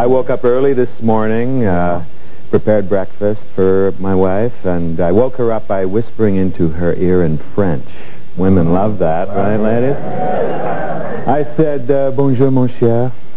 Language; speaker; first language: English; native; English